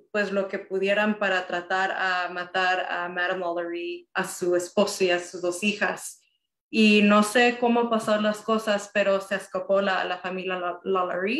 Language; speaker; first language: Spanish; early bilingual, heritage; Spanish